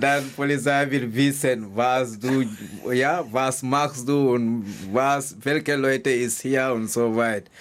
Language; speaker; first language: German; non-native, learner; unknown